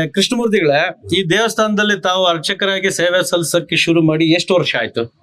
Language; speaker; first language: Kannada; native; Kannada